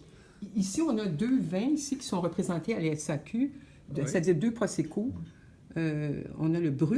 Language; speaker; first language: French; native; French